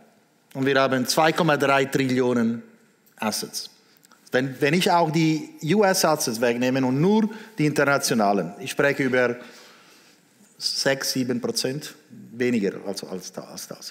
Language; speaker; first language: German; non-native, local second language; Italian